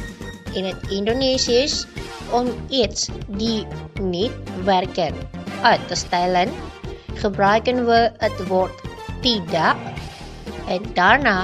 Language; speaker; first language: Dutch; non-native, fluent; Indonesian